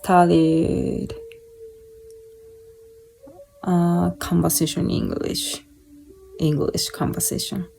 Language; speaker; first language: English; non-native, fluent; Japanese